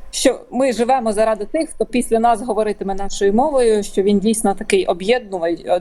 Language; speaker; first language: Ukrainian; native; Ukrainian